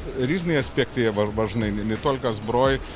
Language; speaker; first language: Ukrainian; non-native, learner; Lithuanian